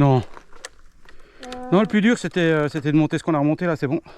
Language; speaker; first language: French; native; French